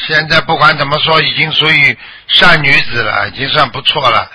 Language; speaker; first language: Chinese; native; Chinese